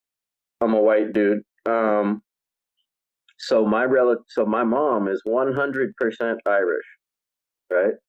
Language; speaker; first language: English; native; English